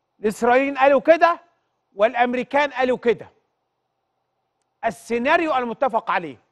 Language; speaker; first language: Arabic; native; Arabic